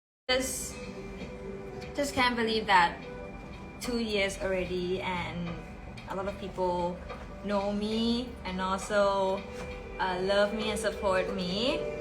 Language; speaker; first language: English; non-native, fluent; Thai